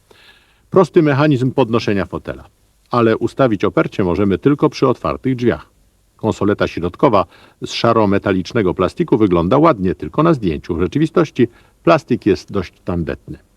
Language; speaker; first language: Polish; native; Polish